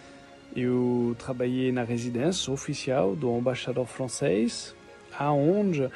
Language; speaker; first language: French; non-native, learner; Portuguese